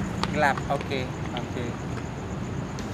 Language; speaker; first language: Indonesian; native; Indonesian